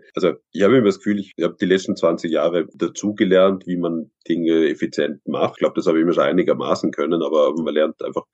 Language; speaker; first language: German; native; German